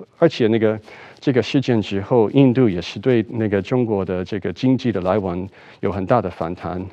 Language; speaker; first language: Chinese; non-native, fluent; English